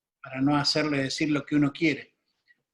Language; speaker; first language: Spanish; native; Spanish